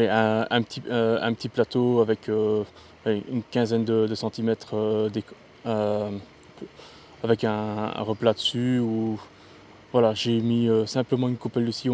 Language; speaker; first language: French; native; French